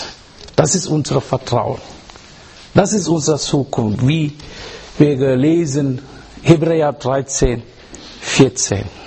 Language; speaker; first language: German; non-native, learner; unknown